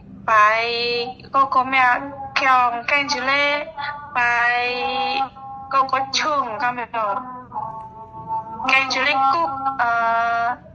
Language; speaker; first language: Cantonese; non-native, learner; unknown